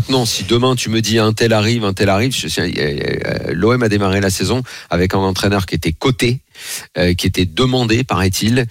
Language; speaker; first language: French; native; French